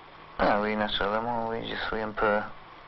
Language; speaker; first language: French; non-native, learner; English